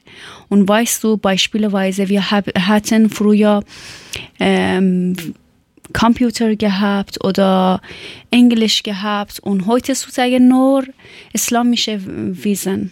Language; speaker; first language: German; non-native, local second language; Persian